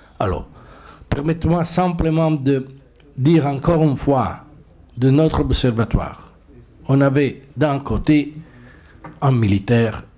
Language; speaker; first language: French; non-native, fluent; Italian